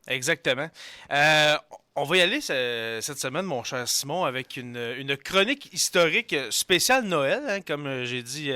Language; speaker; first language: French; native; French